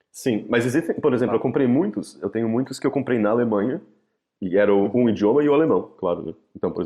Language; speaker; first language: Portuguese; native; Portuguese